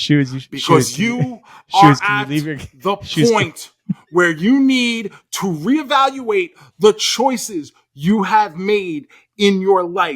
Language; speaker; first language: English; native; English